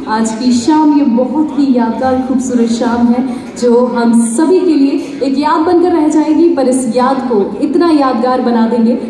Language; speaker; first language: Hindi; native; Hindi